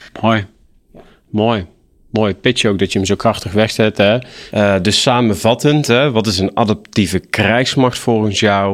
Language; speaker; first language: Dutch; native; Dutch